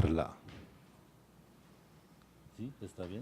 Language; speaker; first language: Spanish; non-native, fluent; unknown